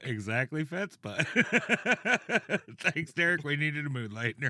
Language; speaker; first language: English; native; English